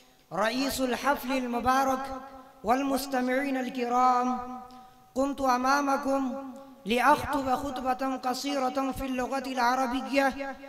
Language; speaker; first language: Arabic; non-native, learner; Urdu